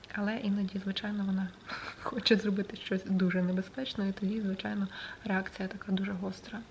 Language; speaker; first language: Ukrainian; non-native, local second language; Russian